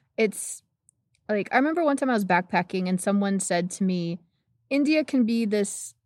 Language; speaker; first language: English; native; English